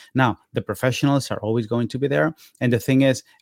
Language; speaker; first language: English; non-native, fluent; Spanish